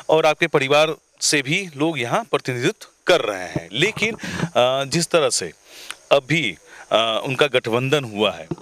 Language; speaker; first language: Hindi; native; Hindi